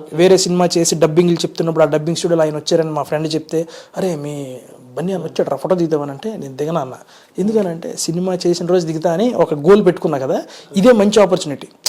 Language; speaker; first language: Telugu; native; Telugu